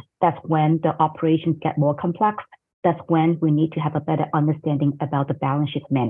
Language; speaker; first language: English; non-native, fluent; Cantonese